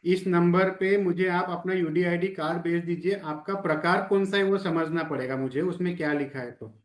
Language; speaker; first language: Hindi; non-native, local second language; Marathi